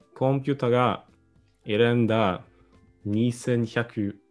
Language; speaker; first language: Japanese; non-native, learner; English